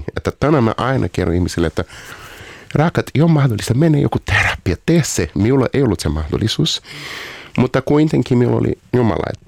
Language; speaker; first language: Finnish; non-native, fluent; Portuguese